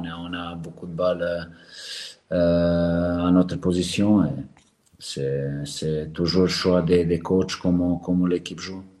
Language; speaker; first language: French; non-native, learner; Serbian